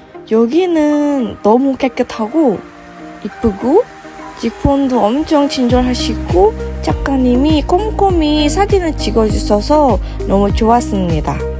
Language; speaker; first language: Korean; non-native, fluent; Indonesian